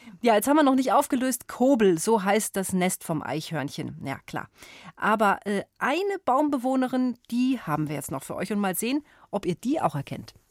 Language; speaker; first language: German; native; German